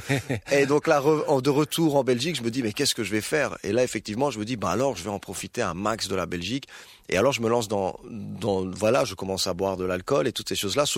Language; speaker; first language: French; early bilingual, other home language; Arabic